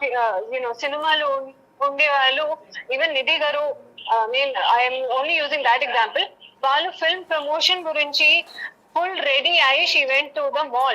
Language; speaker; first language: Telugu; non-native, learner; Hindi